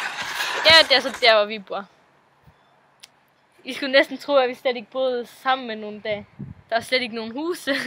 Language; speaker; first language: Danish; non-native, local second language; Faroese